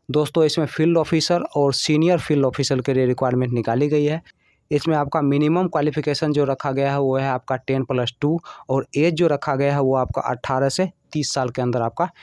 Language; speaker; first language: Hindi; native; Hindi